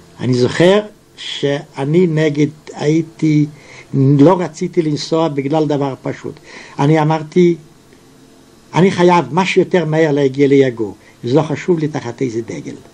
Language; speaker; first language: Hebrew; non-native, fluent; Yiddish